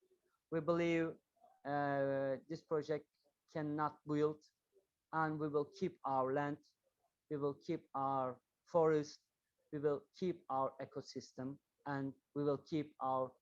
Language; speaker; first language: English; non-native, learner; Turkish